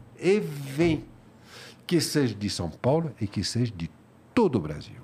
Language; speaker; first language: Portuguese; non-native, fluent; French